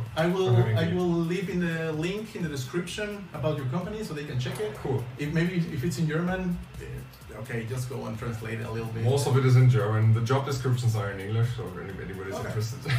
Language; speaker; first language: English; non-native, fluent; Spanish